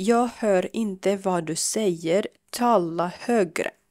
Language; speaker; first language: Swedish; non-native, fluent; Ukrainian